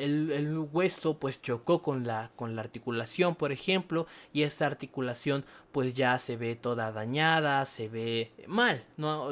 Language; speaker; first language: Spanish; native; Spanish